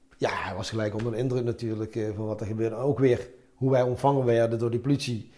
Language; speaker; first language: Dutch; early bilingual, other home language; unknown